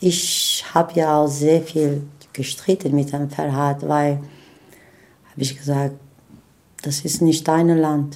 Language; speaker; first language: German; non-native, learner; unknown